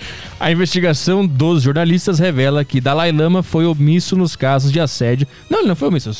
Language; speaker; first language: Portuguese; native; Portuguese